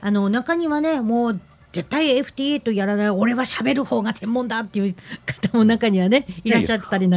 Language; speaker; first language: Japanese; native; Japanese